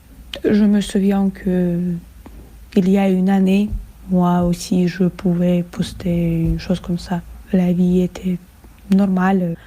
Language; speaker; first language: French; non-native, fluent; Russian